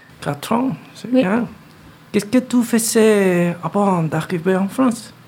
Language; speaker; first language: French; non-native, learner; Spanish